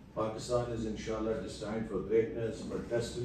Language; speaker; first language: English; non-native, local second language; Urdu